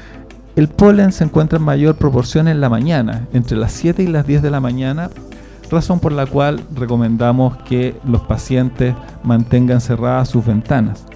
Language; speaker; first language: Spanish; native; Spanish